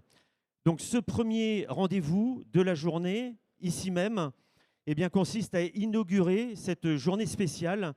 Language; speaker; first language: French; native; French